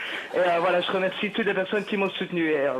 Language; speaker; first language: French; native; French